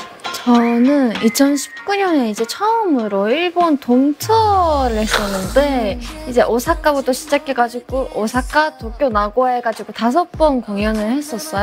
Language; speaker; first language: Korean; non-native, fluent; Japanese